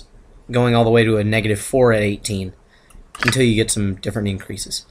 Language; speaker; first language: English; native; English